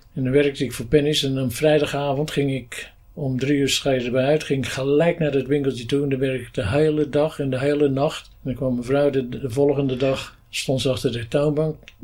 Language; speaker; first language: Dutch; native; Dutch